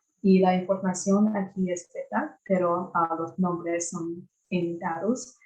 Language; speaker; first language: Spanish; non-native, fluent; English